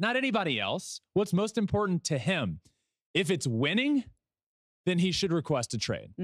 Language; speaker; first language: English; native; English